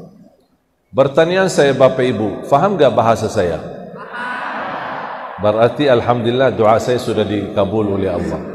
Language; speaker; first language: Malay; non-native, fluent; Arabic